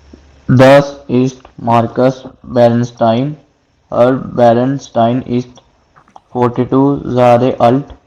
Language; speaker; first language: German; non-native, learner; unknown